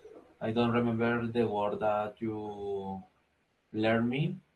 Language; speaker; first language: English; non-native, learner; Spanish